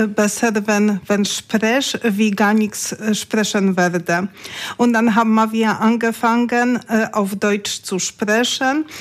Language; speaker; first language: German; non-native, learner; Polish